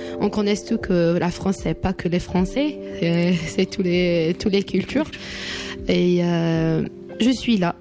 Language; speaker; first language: French; non-native, local second language; Arabic